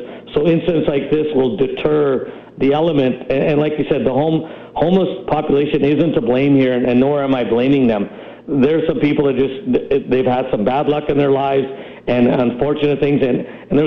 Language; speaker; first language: English; native; English